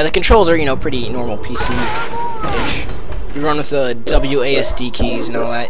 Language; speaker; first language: English; native; English